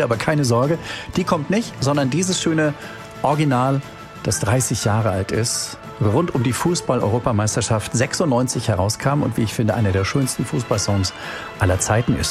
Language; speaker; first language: German; native; German